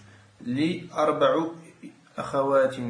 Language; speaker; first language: Arabic; non-native, learner; French